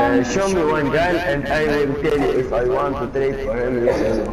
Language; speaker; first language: English; non-native, learner; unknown